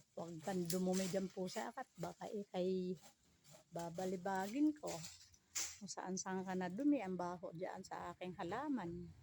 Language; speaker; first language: Filipino; native; Filipino